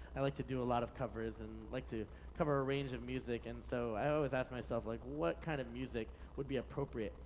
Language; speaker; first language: English; native; English